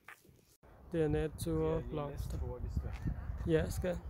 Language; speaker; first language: Danish; non-native, learner; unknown